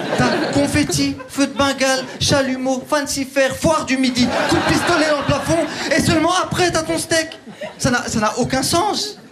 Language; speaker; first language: French; early bilingual, other home language; Turkish